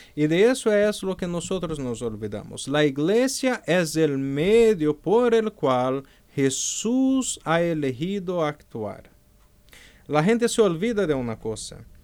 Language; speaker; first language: Spanish; non-native, fluent; Portuguese